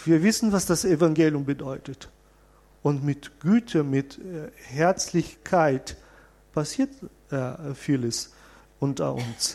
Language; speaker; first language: German; non-native, fluent; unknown